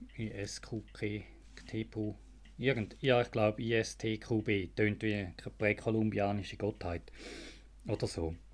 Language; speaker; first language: German; native; German